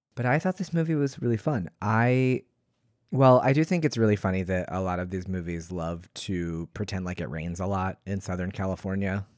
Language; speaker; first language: English; native; English